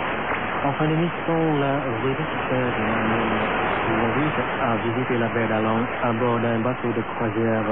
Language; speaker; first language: French; non-native, fluent; Vietnamese